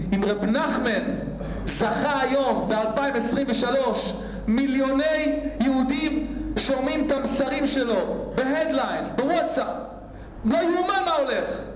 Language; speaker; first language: Hebrew; native; Hebrew